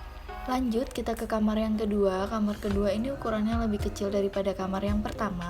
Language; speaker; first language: Indonesian; native; Indonesian